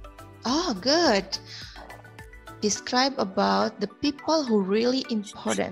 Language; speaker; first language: English; non-native, learner; Indonesian